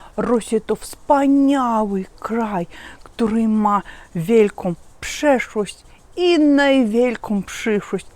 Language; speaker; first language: Polish; non-native, learner; Russian